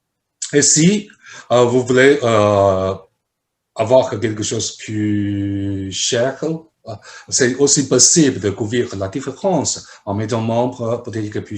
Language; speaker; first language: French; non-native, fluent; Chinese